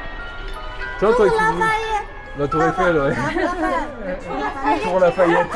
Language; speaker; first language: French; native; French